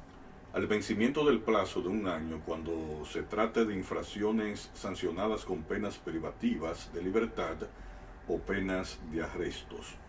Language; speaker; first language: Spanish; native; Spanish